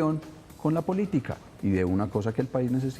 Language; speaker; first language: Spanish; native; Spanish